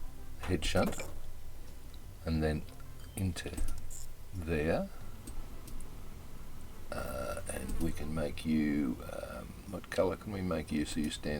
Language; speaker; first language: English; native; English